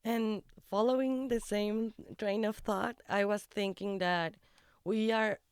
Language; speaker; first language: English; non-native, fluent; Spanish